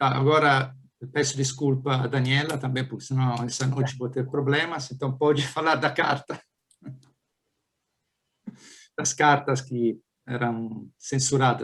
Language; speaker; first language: Portuguese; non-native, fluent; Italian